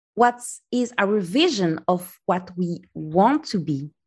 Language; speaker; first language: English; non-native, fluent; Arabic